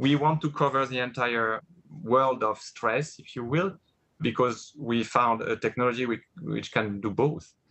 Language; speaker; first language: English; non-native, fluent; French